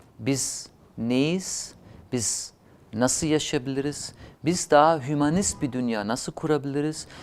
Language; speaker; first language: Turkish; non-native, fluent; German